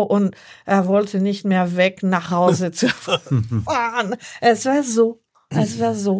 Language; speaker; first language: German; non-native, learner; French